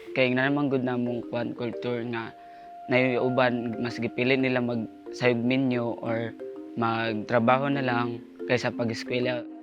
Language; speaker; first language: Cebuano; non-native, local second language; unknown